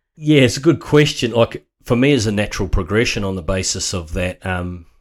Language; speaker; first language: English; native; English